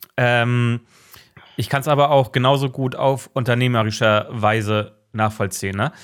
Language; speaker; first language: German; native; German